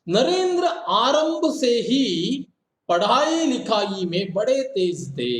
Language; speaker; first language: Hindi; non-native, local second language; Kannada